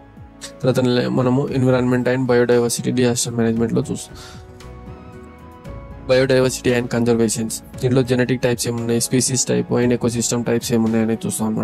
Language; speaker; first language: Telugu; native; Telugu